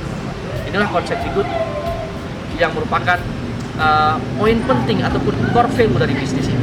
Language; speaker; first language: Indonesian; native; Indonesian